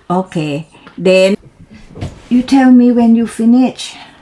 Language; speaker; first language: English; non-native, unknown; Thai